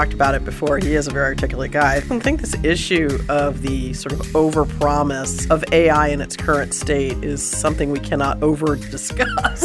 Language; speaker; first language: English; native; English